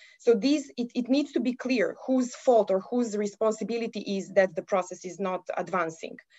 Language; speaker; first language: English; non-native, fluent; Serbian